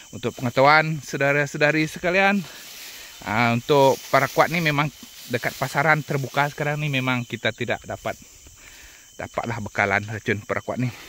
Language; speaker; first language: Malay; non-native, local second language; Iban